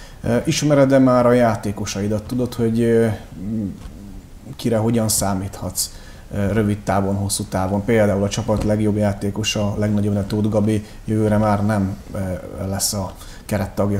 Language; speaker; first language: Hungarian; native; Hungarian